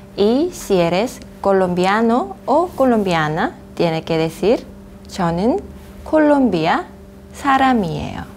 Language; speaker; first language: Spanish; non-native, fluent; Korean